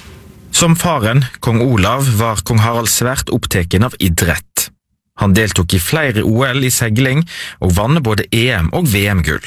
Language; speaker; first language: Norwegian; native; Norwegian